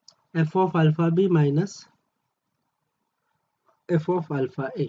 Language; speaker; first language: English; non-native, local second language; Marathi